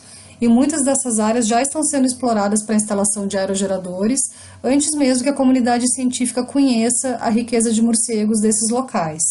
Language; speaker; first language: Portuguese; native; Portuguese